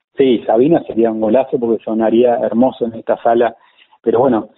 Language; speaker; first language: Spanish; native; Spanish